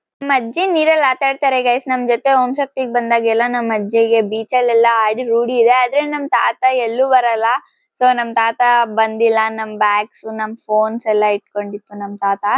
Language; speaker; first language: Kannada; non-native, local second language; Telugu